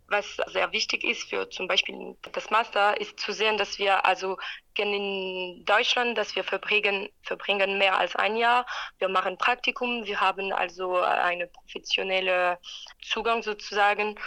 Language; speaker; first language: German; non-native, fluent; French